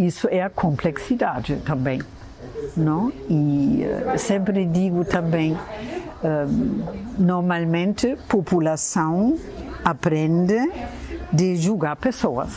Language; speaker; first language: Portuguese; non-native, fluent; German